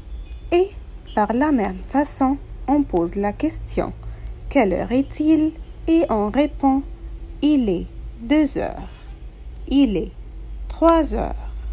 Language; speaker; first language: French; non-native, fluent; Arabic